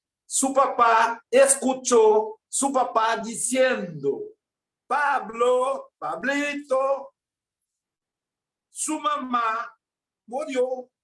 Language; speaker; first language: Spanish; non-native, learner; Portuguese